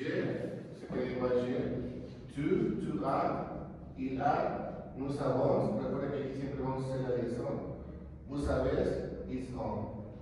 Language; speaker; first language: French; non-native, learner; Spanish